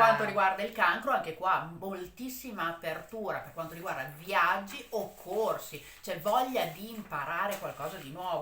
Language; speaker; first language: Italian; native; Italian